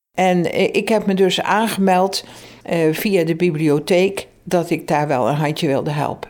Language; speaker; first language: Dutch; native; Dutch